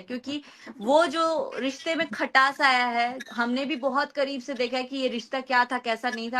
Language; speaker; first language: Hindi; native; Hindi